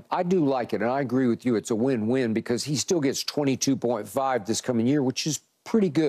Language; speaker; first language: English; native; English